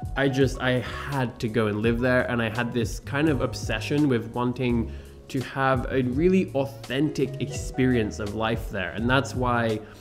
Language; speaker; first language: English; native; English